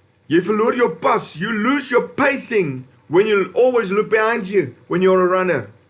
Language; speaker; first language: English; non-native, local second language; Afrikaans